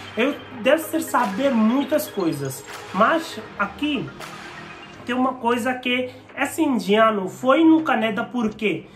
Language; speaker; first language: Portuguese; non-native, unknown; Hindi